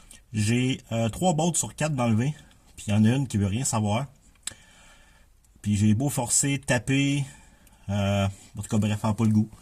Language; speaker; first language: French; native; French